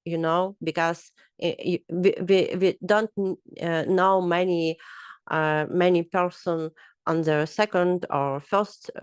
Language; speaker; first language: English; non-native, learner; Ukrainian